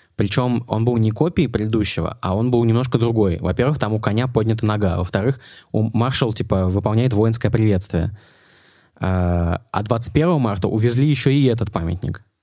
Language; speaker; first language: Russian; native; Russian